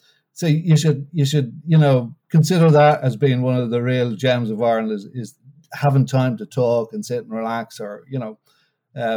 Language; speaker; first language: English; native; English